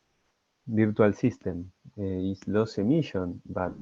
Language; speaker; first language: English; non-native, learner; Spanish